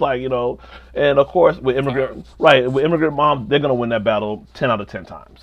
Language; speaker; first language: English; native; English